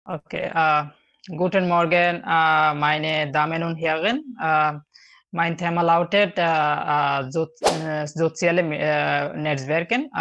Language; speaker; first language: German; non-native, learner; Bangla